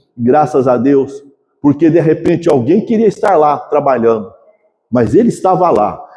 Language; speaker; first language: Portuguese; native; Portuguese